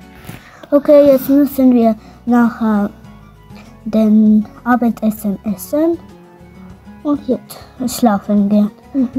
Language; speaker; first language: German; non-native, learner; Arabic